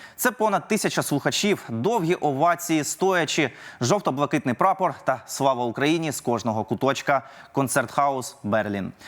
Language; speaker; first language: Ukrainian; native; Ukrainian